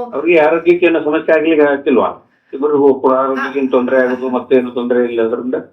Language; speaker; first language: Kannada; native; Kannada